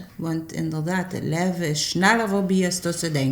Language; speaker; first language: Dutch; native; Dutch